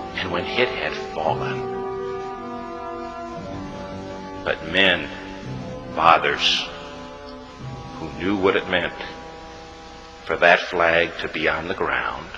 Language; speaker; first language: English; native; English